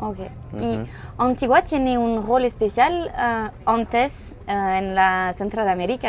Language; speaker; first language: Spanish; non-native, learner; French